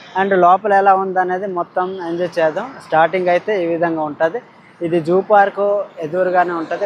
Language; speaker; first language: Telugu; non-native, local second language; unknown